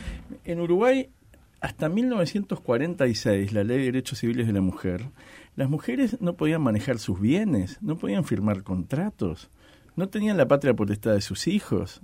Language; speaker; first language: Spanish; native; Spanish